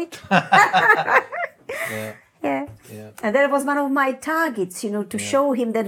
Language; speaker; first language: English; non-native, fluent; Czech